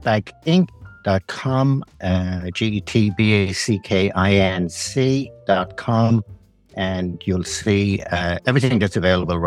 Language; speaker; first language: English; native; English